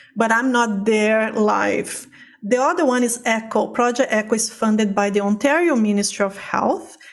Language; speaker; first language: English; non-native, fluent; Portuguese